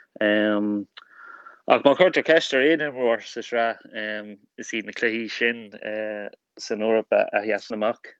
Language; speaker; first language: Irish; non-native, local second language; English